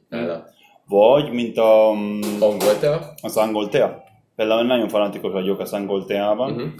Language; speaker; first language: Hungarian; non-native, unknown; Spanish